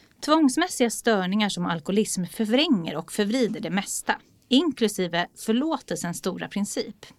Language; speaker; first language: Swedish; native; Swedish